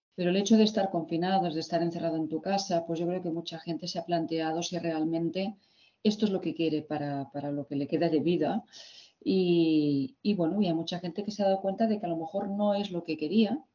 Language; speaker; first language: Spanish; native; Spanish